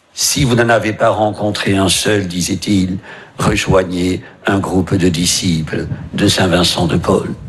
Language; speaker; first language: French; native; French